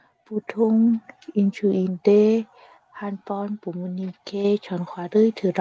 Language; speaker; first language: Korean; non-native, learner; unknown